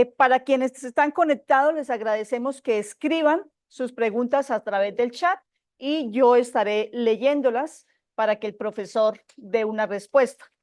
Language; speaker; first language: Spanish; native; Spanish